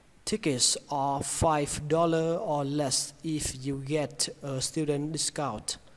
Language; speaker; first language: English; non-native, fluent; Vietnamese